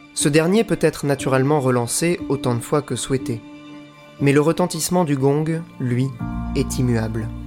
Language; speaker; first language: French; early bilingual, other home language; Turkish